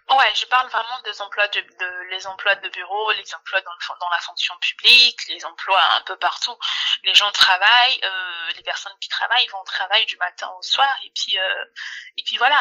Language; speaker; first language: French; non-native, local second language; Lingala